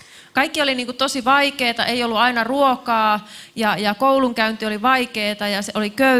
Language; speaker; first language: Finnish; native; Finnish